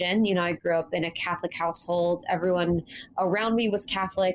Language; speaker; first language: English; native; English